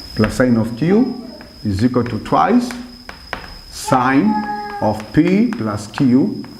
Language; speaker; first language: English; non-native, local second language; Swahili